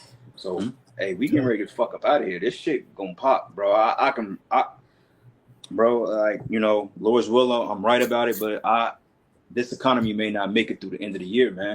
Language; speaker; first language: English; native; English